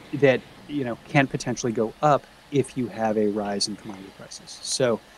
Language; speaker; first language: English; native; English